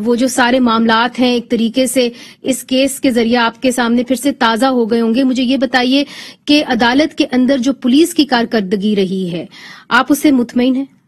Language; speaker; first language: Urdu; native; Urdu